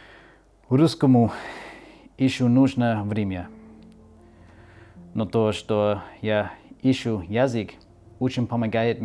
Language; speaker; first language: Russian; early bilingual, heritage; Russian